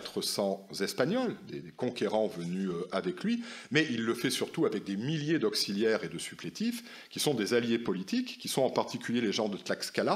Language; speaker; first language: French; native; French